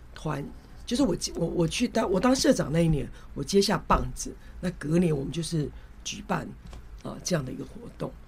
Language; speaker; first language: Chinese; native; Chinese